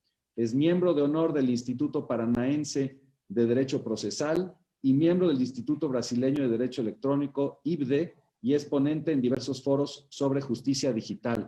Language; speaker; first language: Spanish; native; Spanish